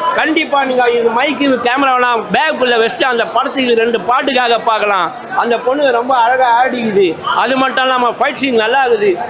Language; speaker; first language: Tamil; native; Tamil